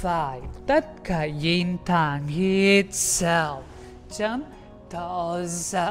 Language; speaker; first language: Vietnamese; non-native, learner; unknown